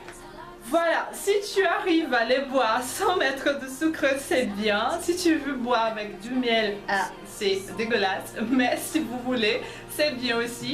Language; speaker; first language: French; non-native, fluent; Portuguese